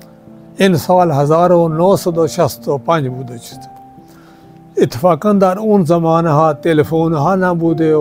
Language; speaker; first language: Persian; non-native, fluent; Punjabi